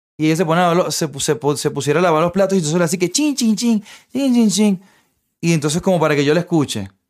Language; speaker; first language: Spanish; native; Spanish